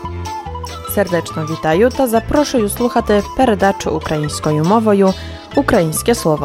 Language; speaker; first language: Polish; non-native, local second language; Ukrainian